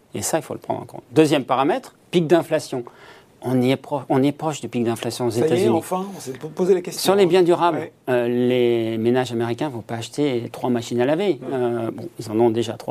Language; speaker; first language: French; native; French